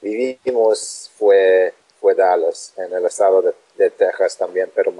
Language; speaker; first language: Spanish; non-native, learner; English